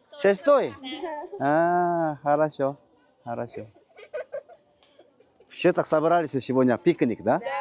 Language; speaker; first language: Russian; non-native, learner; Korean